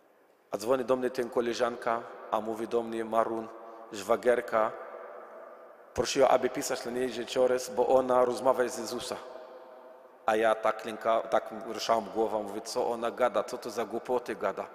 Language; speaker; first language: Polish; non-native, learner; Arabic